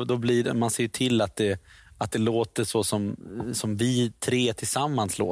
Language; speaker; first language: Swedish; native; Swedish